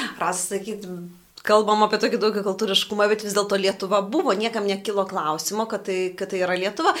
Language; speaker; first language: Lithuanian; native; Lithuanian